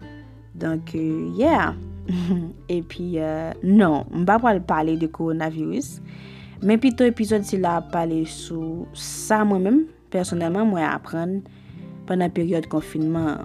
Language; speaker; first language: French; non-native, local second language; Haitian Creole